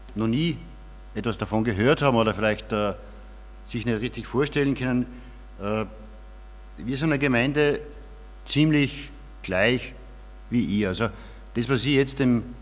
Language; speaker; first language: German; native; German